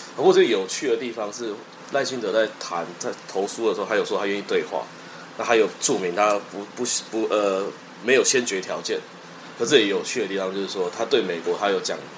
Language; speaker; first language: Chinese; native; Chinese